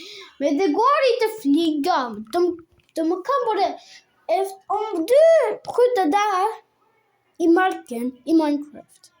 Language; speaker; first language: Swedish; non-native, local second language; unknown